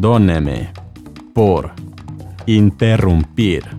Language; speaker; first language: Spanish; non-native, fluent; English